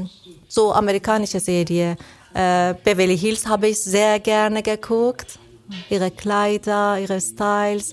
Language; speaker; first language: German; non-native, fluent; Persian